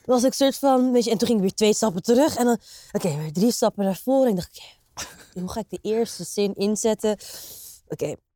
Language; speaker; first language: Dutch; native; Dutch